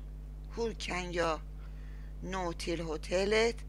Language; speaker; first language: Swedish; non-native, learner; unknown